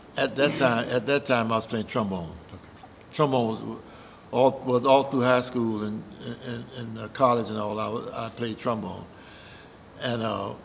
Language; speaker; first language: English; native; English